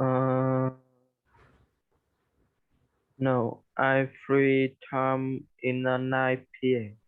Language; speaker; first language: English; non-native, learner; Vietnamese